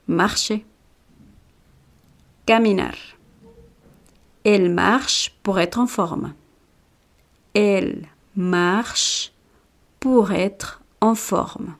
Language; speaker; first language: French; non-native, fluent; Spanish